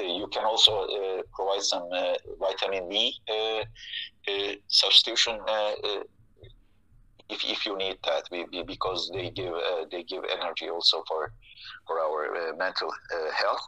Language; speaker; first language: English; non-native, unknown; Turkish